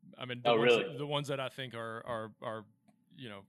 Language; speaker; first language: English; native; English